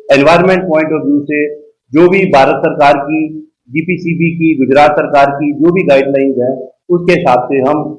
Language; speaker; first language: Hindi; native; Hindi